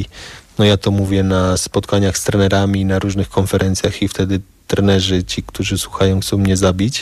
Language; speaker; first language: Polish; early bilingual, heritage; Polish